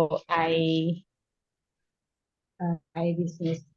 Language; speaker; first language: English; non-native, learner; Indonesian